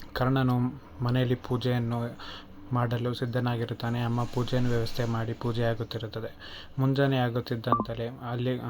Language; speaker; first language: Kannada; native; Kannada